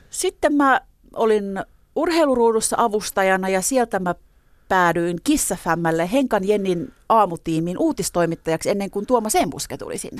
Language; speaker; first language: Finnish; native; Finnish